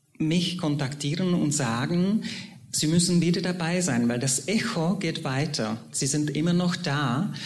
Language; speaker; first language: German; non-native, fluent; Czech